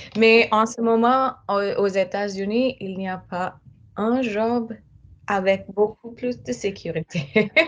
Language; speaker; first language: French; non-native, learner; English